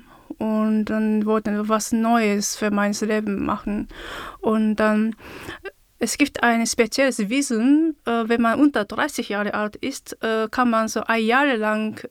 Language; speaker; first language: German; non-native, fluent; Japanese